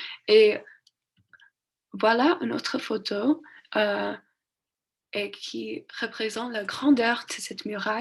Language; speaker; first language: French; non-native, learner; English